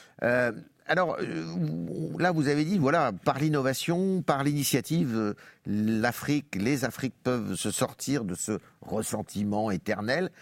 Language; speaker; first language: French; native; French